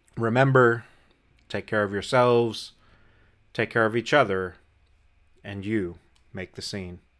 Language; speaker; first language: English; native; English